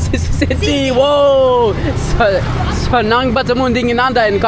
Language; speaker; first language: Indonesian; non-native, learner; English